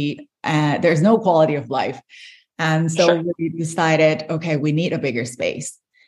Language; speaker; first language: English; non-native, local second language; Cantonese